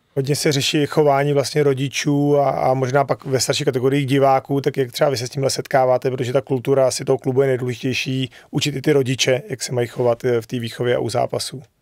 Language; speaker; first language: Czech; native; Czech